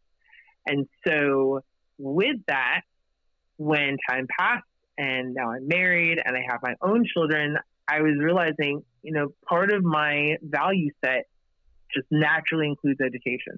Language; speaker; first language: English; native; English